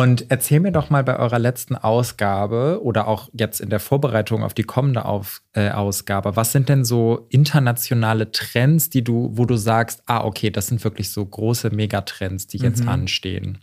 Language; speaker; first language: German; native; German